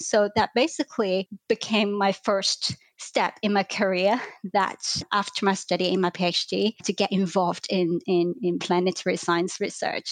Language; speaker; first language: English; non-native, local second language; Cantonese